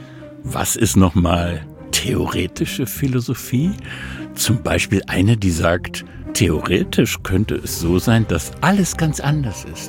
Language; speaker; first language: German; native; German